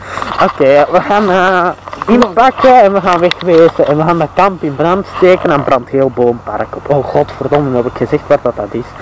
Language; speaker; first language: Dutch; native; Dutch